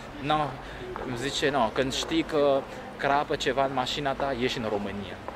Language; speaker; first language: Romanian; non-native, fluent; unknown